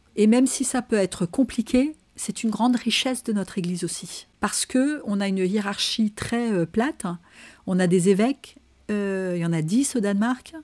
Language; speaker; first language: French; non-native, fluent; Danish